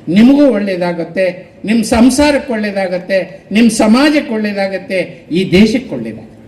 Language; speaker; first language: Kannada; non-native, local second language; Telugu